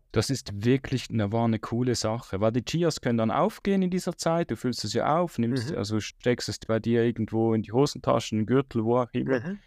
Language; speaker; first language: German; native; German